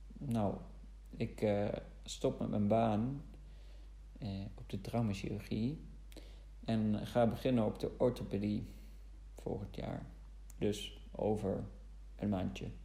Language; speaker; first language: Dutch; non-native, fluent; German